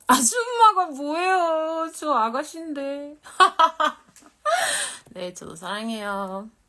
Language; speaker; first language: Korean; non-native, fluent; French